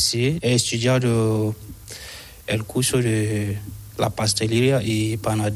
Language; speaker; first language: Spanish; non-native, learner; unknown